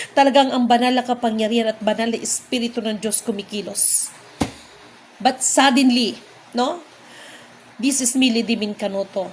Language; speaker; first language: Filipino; non-native, local second language; Cebuano